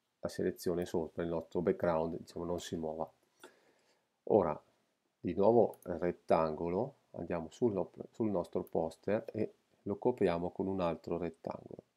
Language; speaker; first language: Italian; native; Italian